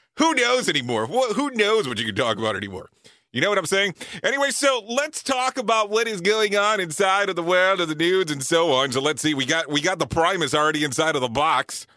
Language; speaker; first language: English; native; English